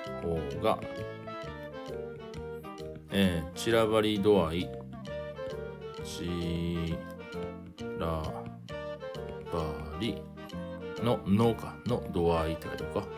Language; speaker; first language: Japanese; native; Japanese